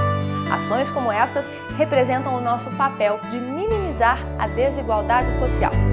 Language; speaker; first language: Portuguese; native; Portuguese